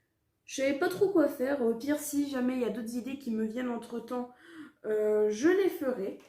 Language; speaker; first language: French; native; French